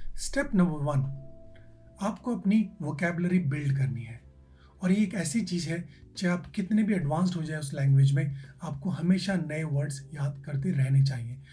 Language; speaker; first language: Hindi; native; Hindi